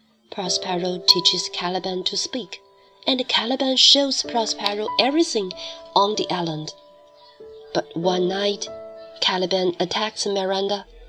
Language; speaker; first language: English; non-native, fluent; Chinese